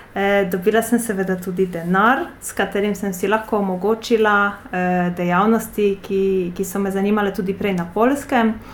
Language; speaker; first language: Slovenian; non-native, fluent; Polish